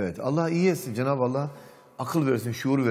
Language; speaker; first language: Turkish; native; Turkish